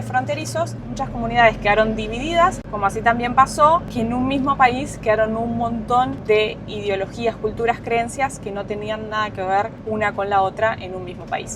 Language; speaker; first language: Spanish; native; Spanish